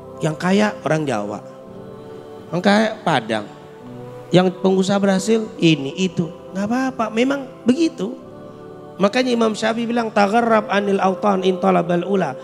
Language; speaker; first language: Indonesian; native; Indonesian